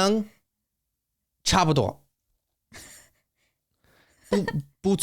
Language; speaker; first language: Chinese; non-native, learner; English